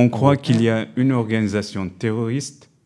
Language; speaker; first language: French; non-native, fluent; Turkish